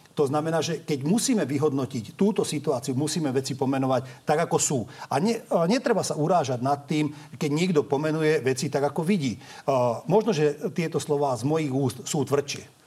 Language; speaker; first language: Slovak; non-native, local second language; Hungarian